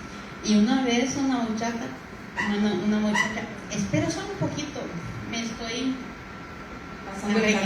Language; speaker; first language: Spanish; non-native, fluent; Portuguese